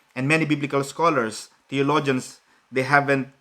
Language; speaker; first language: English; non-native, local second language; Filipino